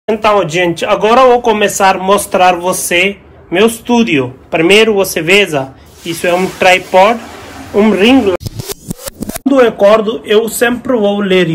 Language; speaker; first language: Portuguese; non-native, fluent; Hindi